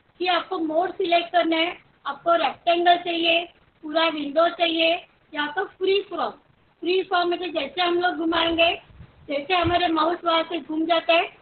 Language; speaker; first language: Hindi; non-native, local second language; Marathi